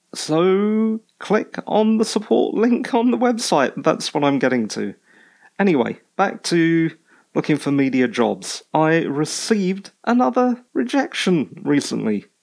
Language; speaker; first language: English; native; English